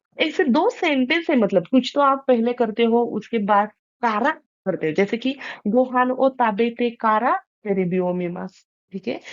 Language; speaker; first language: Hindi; non-native, local second language; Marathi